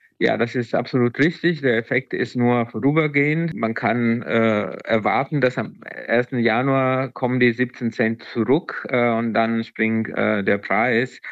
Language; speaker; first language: German; native; German